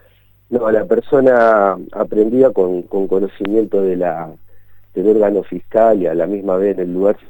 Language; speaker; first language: Spanish; native; Spanish